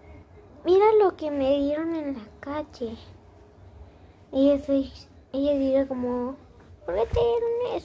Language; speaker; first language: Spanish; native; Spanish